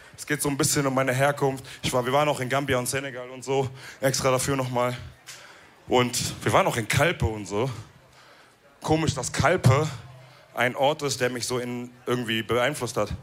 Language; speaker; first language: German; early bilingual, other home language; Wolof